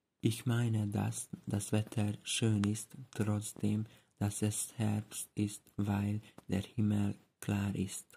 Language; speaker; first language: German; non-native, learner; Hungarian